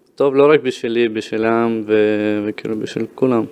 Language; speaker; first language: Hebrew; early bilingual, other home language; Ukrainian